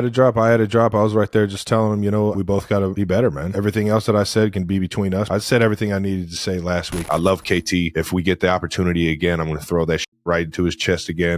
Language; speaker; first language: English; native; English